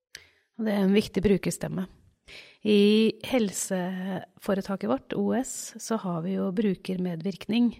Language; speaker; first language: Norwegian; native; Norwegian